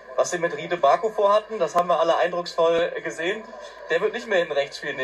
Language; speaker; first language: German; native; German